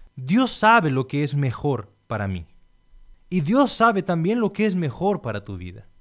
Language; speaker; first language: Spanish; non-native, fluent; Portuguese